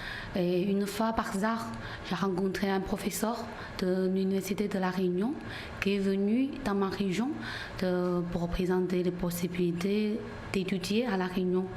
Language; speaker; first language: French; non-native, learner; Chinese